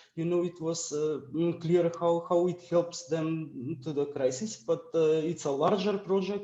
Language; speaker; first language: English; non-native, fluent; Macedonian